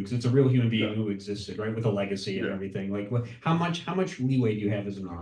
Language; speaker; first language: English; native; English